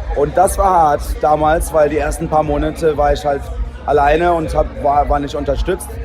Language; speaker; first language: German; early bilingual, heritage; Portuguese